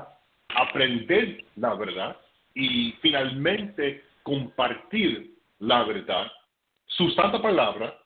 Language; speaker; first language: Spanish; non-native, fluent; English